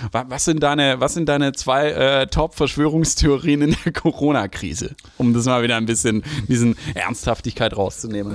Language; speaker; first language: German; native; German